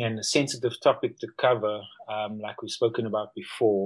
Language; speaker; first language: English; native; English